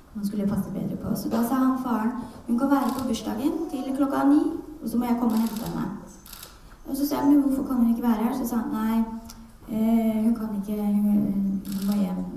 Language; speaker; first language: Norwegian; early bilingual, other home language; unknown